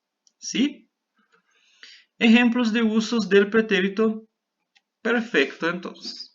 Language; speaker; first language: Spanish; non-native, fluent; Portuguese